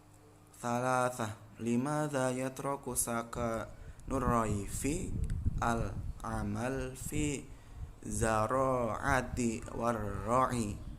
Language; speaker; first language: Arabic; non-native, learner; Indonesian